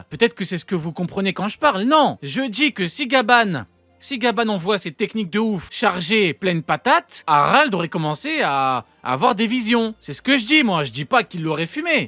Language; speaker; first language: French; native; French